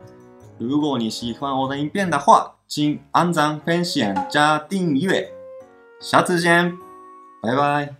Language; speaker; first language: Chinese; non-native, fluent; Japanese